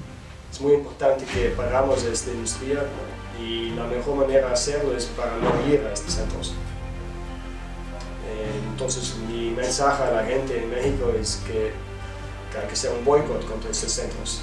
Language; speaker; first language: Spanish; non-native, fluent; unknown